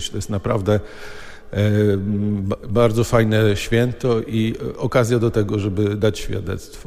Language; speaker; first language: Polish; native; Polish